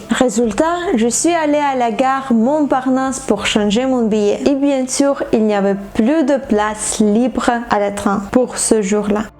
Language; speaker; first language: French; non-native, fluent; Ukrainian